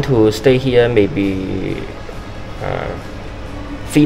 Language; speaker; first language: English; non-native, learner; Cantonese